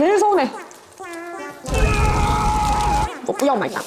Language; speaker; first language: Chinese; non-native, learner; Korean